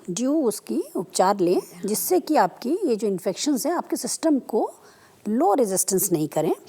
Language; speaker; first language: Hindi; native; Hindi